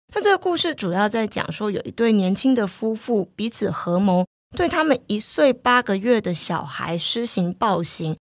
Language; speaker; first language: Chinese; native; Chinese